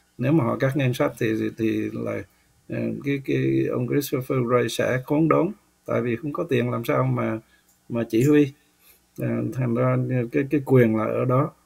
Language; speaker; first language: Vietnamese; native; Vietnamese